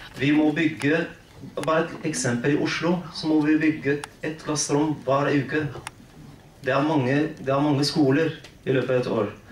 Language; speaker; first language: Norwegian; non-native, fluent; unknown